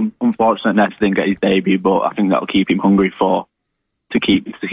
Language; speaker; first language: English; native; English